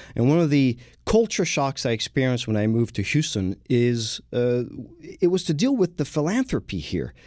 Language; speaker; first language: English; non-native, fluent; French